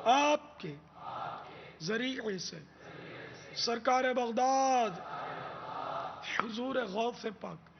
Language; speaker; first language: Urdu; native; Urdu